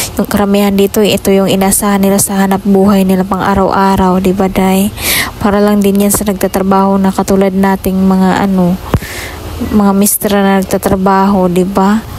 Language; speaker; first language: Filipino; non-native, local second language; Cebuano